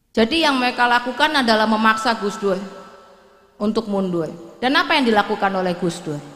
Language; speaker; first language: Indonesian; native; Indonesian